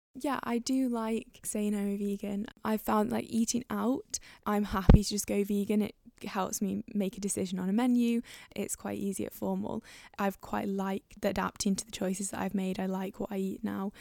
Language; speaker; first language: English; native; English